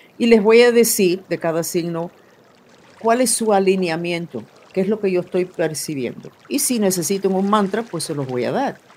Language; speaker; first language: Spanish; non-native, fluent; English